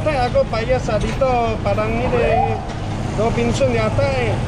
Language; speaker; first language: Filipino; non-native, learner; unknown